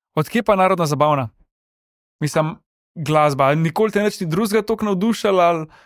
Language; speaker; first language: Slovenian; native; Slovenian